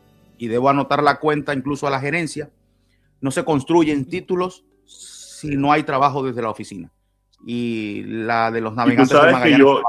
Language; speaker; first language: Spanish; native; Spanish